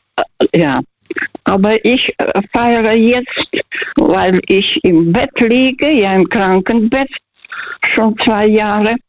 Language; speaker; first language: German; non-native, fluent; Russian